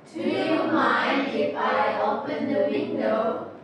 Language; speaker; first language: English; non-native, learner; Indonesian